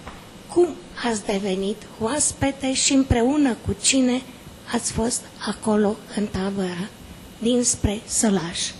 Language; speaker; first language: Romanian; native; Romanian